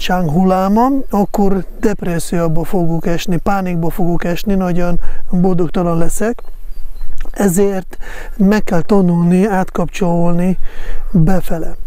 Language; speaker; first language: Hungarian; non-native, fluent; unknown